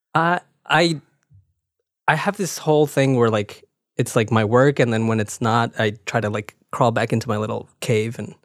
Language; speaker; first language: English; early bilingual, other home language; Spanish